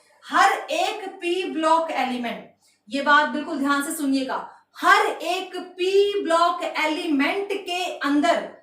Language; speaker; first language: Hindi; native; Hindi